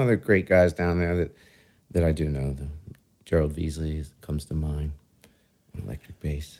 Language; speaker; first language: English; native; English